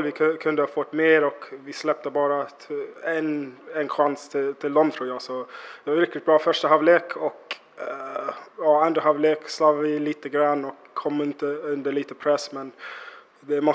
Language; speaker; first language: Swedish; non-native, fluent; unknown